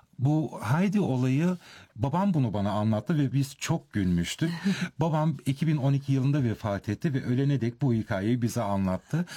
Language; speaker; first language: Turkish; early bilingual, heritage; Turkish